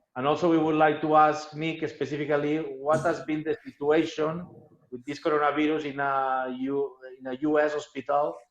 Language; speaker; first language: English; non-native, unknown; Catalan